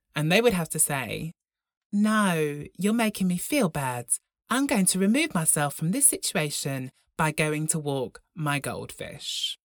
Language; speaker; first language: English; native; English